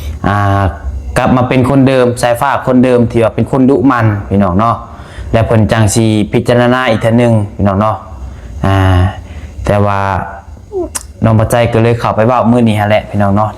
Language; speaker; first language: Thai; non-native, local second language; Lao